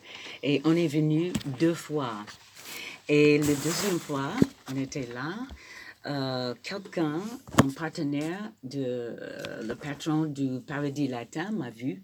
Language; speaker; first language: French; non-native, fluent; English